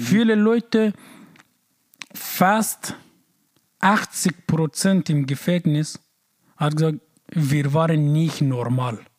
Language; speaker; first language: German; non-native, learner; Persian